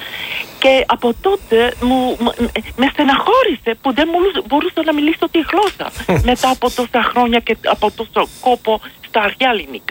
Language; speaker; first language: Greek; non-native, fluent; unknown